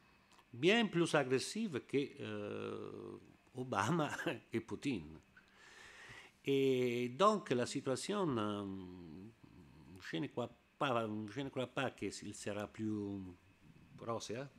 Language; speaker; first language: French; non-native, learner; Italian